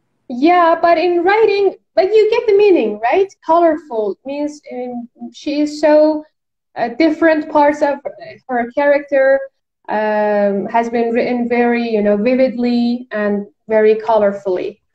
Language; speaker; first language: English; non-native, fluent; Persian